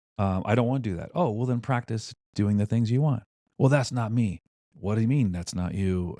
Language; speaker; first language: English; native; English